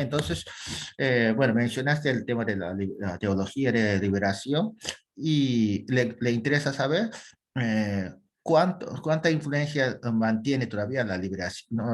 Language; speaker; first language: Spanish; non-native, fluent; Japanese